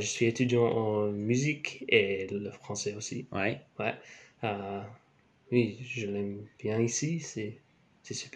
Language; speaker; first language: French; non-native, learner; English